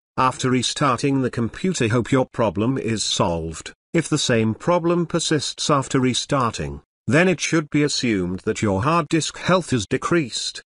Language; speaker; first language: English; non-native, local second language; Bangla